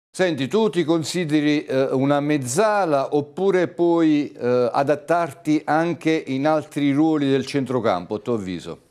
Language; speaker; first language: Italian; native; Italian